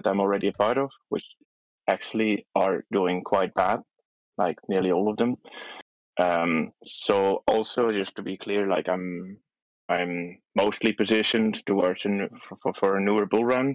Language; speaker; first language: English; non-native, fluent; Dutch